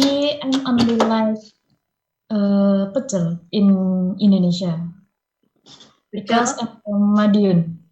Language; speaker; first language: English; non-native, learner; Indonesian